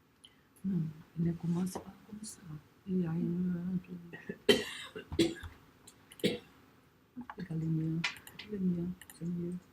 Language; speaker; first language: French; non-native, learner; Portuguese